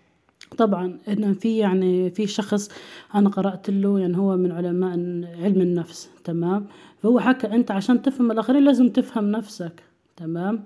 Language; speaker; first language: Arabic; native; Arabic